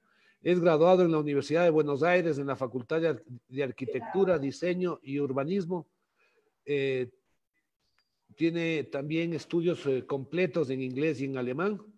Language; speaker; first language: Spanish; native; Spanish